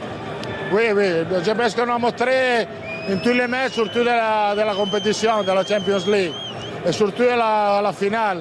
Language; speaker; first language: French; non-native, learner; Italian